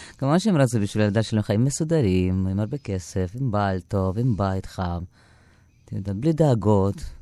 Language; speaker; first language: Hebrew; non-native, fluent; Russian